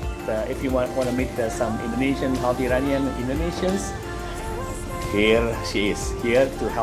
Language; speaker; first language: English; non-native, learner; Indonesian